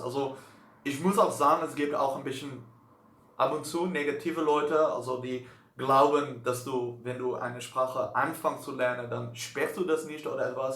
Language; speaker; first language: German; non-native, learner; Dutch